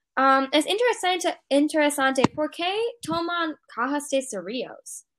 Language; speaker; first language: Spanish; non-native, learner; English